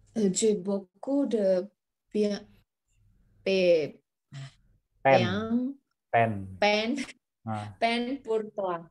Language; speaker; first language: French; non-native, learner; Indonesian